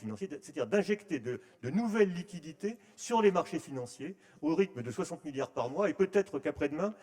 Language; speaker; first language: French; native; French